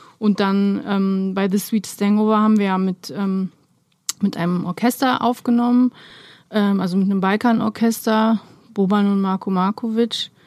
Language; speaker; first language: German; early bilingual, other home language; Romanian